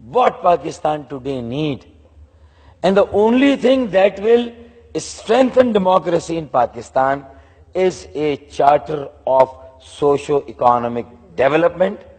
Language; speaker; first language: English; non-native, local second language; Urdu